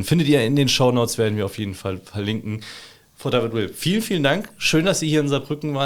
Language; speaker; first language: German; native; German